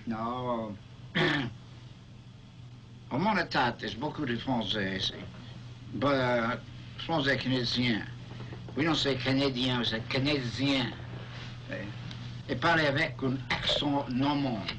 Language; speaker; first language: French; non-native, learner; English